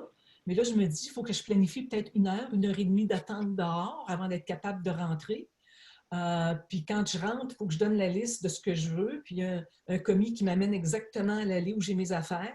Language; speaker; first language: French; native; French